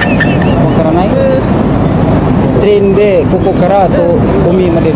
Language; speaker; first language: Japanese; non-native, learner; Filipino